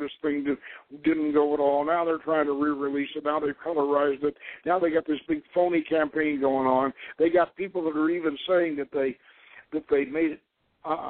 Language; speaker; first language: English; native; English